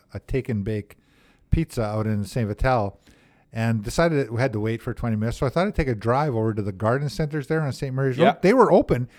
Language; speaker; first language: English; native; English